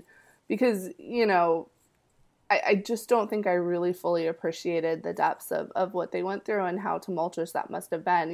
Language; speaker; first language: English; early bilingual, other home language; Spanish